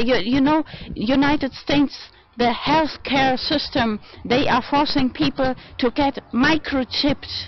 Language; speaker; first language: English; non-native, fluent; German